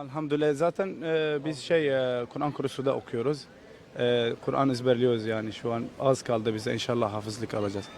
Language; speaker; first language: Turkish; non-native, learner; Arabic